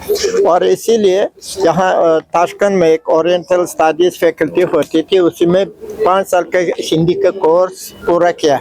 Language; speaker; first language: Hindi; non-native, fluent; Uzbek